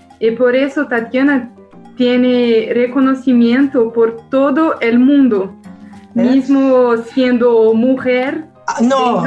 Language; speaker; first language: Spanish; non-native, learner; Portuguese